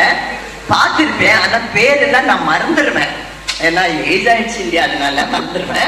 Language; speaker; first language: Tamil; non-native, local second language; Telugu